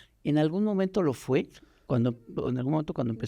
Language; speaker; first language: Spanish; native; Spanish